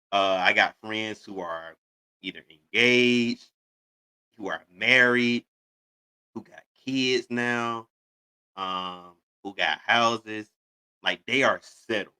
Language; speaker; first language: English; native; English